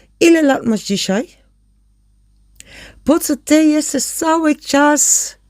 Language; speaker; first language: Polish; non-native, learner; German